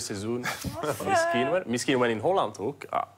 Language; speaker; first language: Dutch; non-native, local second language; French